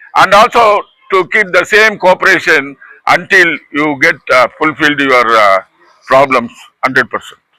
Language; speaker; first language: English; non-native, local second language; Tamil